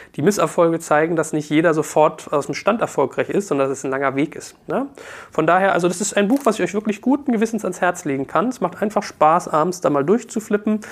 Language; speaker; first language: German; native; German